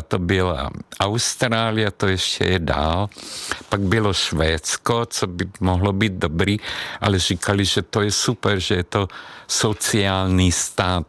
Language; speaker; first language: Czech; non-native, fluent; Hungarian